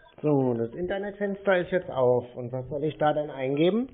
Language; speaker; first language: German; native; German